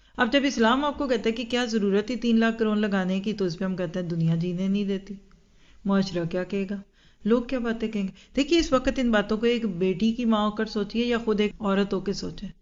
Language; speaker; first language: Urdu; native; Urdu